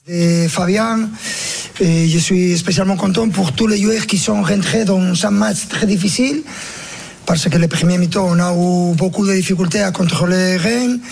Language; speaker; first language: French; non-native, fluent; Spanish